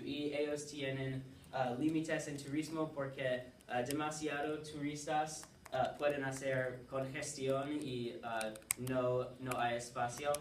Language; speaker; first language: Spanish; non-native, learner; English